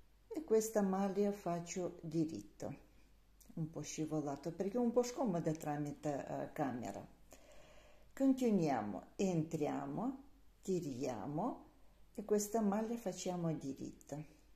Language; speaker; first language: Italian; non-native, learner; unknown